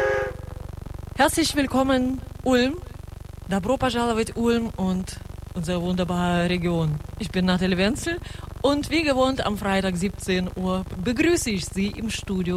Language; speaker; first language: German; non-native, fluent; Russian